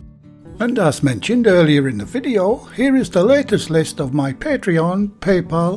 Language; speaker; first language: English; native; English